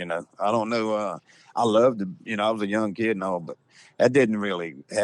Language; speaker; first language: English; native; English